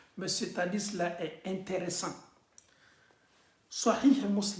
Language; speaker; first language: French; non-native, local second language; Bambara